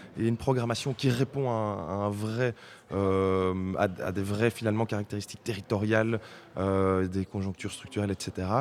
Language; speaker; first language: French; native; French